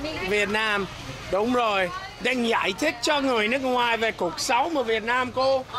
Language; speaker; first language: Vietnamese; non-native, learner; English